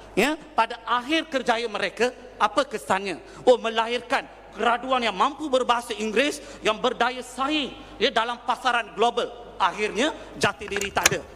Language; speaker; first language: Malay; non-native, local second language; Tamil